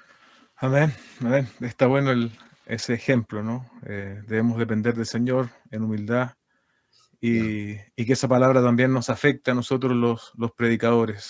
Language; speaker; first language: Spanish; native; Spanish